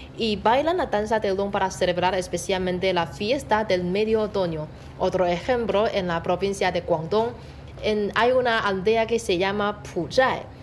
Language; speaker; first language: Spanish; non-native, fluent; Chinese